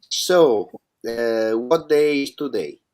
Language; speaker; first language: English; non-native, learner; Italian